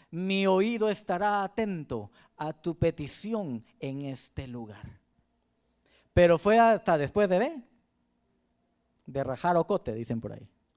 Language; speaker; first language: Spanish; native; Spanish